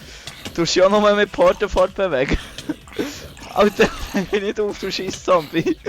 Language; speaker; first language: German; native; German